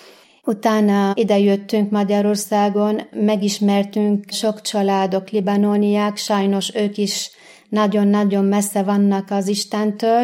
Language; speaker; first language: Hungarian; non-native, learner; Arabic